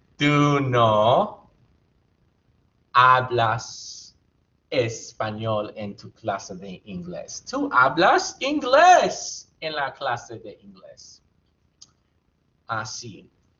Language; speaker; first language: Spanish; non-native, fluent; English